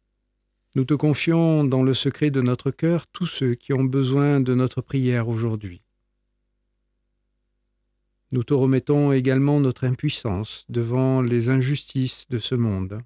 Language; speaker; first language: French; native; French